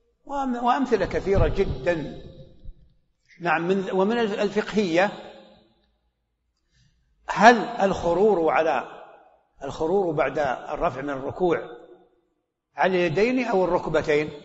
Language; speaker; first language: Arabic; native; Arabic